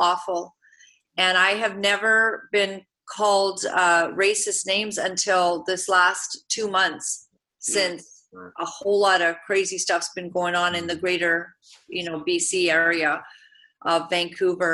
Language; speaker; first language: English; native; English